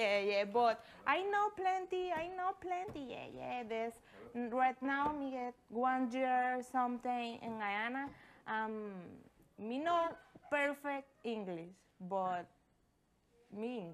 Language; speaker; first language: English; non-native, learner; Spanish